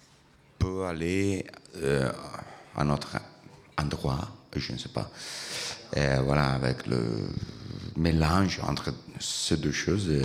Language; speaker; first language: French; non-native, learner; Italian